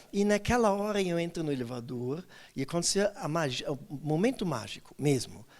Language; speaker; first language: Portuguese; non-native, fluent; German